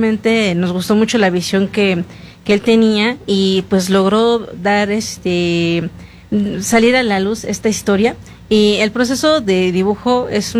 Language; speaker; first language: Spanish; native; Spanish